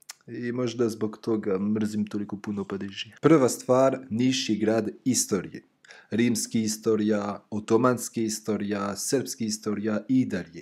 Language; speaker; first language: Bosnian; non-native, learner; French